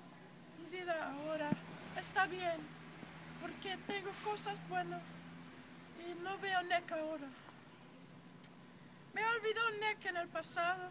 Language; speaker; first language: Spanish; non-native, learner; English